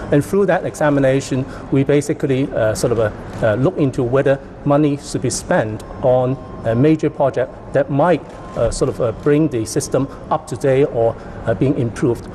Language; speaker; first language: English; non-native, local second language; Cantonese